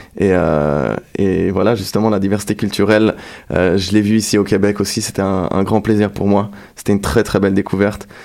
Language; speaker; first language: French; non-native, local second language; Arabic